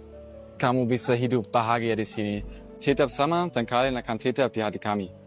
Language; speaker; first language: Indonesian; non-native, learner; German